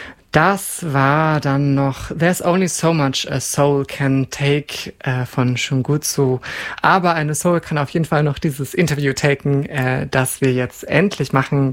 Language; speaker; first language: German; native; German